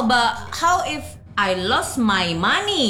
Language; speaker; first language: English; non-native, learner; Indonesian